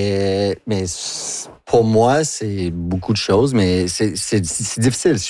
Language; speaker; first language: French; non-native, local second language; English